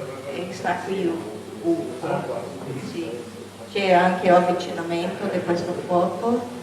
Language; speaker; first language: Italian; non-native, fluent; Portuguese